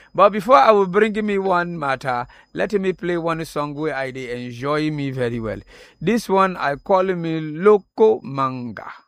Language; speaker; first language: Nigerian Pidgin; non-native, local second language; Akan